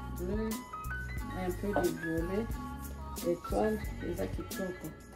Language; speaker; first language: French; non-native, local second language; Swahili